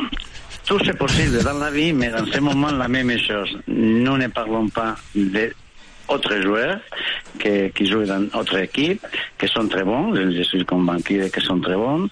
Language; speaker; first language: French; non-native, fluent; Spanish